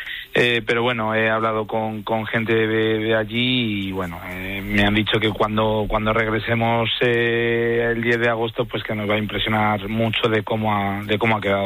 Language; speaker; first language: Spanish; native; Spanish